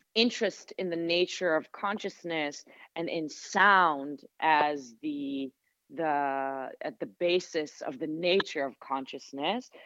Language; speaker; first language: English; non-native, fluent; Hebrew